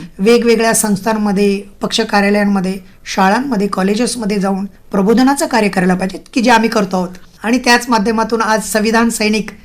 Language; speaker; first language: Marathi; native; Marathi